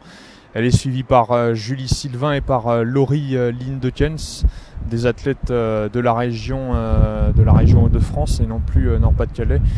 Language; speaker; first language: French; native; French